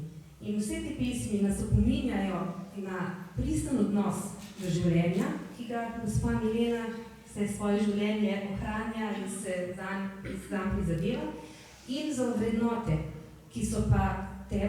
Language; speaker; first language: Slovenian; native; Slovenian